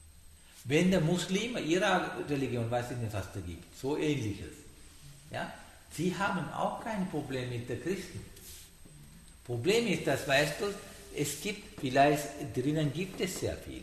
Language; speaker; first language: German; non-native, learner; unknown